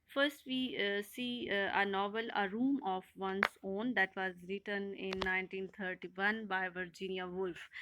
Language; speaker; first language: English; non-native, local second language; Urdu